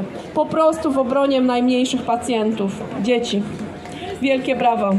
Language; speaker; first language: Polish; native; Polish